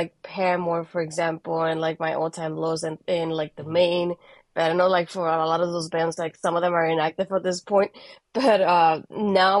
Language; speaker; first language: English; non-native, fluent; Spanish